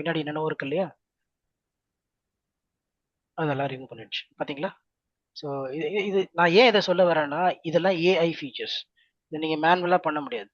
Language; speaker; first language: Tamil; native; Tamil